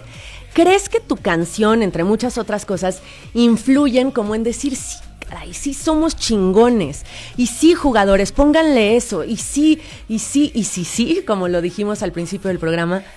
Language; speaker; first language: Spanish; native; Spanish